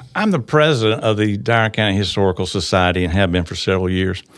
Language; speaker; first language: English; native; English